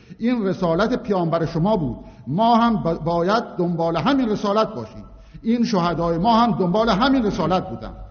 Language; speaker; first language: Persian; non-native, local second language; Azerbaijani